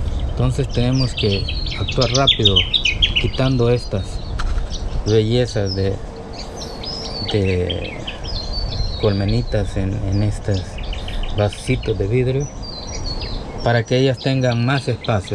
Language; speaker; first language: Spanish; native; Spanish